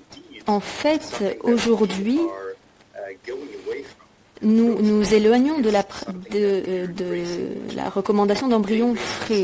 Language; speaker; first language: French; native; French